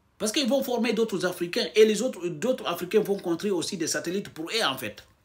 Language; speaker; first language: French; non-native, local second language; Fula